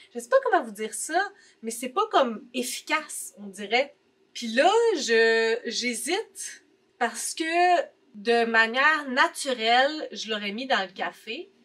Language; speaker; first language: French; native; French